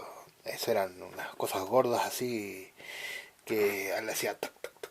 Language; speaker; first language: Spanish; native; Spanish